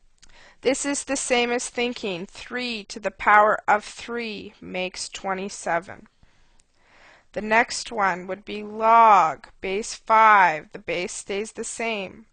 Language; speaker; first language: English; native; English